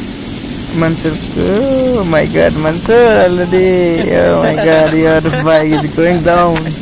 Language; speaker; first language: English; non-native, learner; Nepali